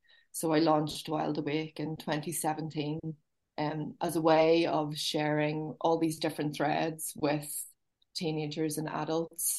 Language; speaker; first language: English; native; English